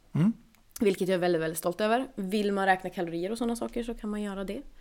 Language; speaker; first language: Swedish; native; Swedish